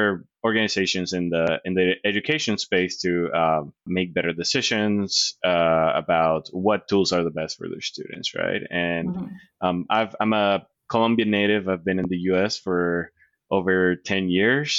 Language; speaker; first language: English; non-native, fluent; Spanish